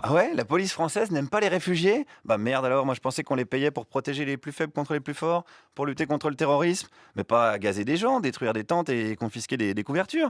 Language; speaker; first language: French; native; French